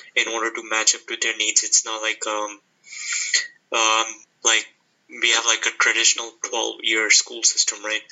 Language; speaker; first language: English; non-native, local second language; Hindi